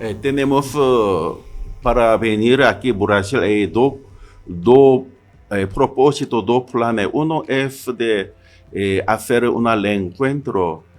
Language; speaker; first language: Spanish; non-native, learner; Korean